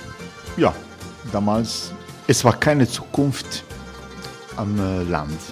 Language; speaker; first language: German; non-native, learner; Croatian